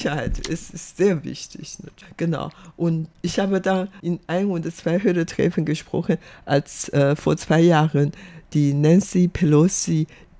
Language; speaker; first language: German; non-native, fluent; Chinese